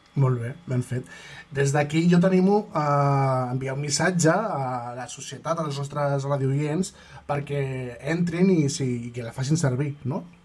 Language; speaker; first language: Catalan; native; Catalan